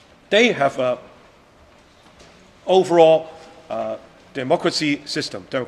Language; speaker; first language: English; non-native, local second language; Cantonese